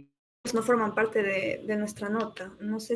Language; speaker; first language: Spanish; native; Spanish